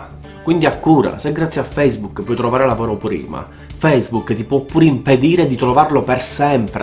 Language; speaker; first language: Italian; native; Italian